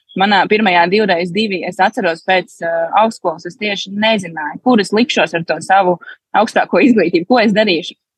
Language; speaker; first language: Latvian; early bilingual, heritage; Latvian